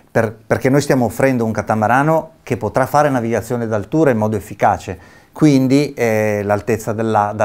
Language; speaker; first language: Italian; native; Italian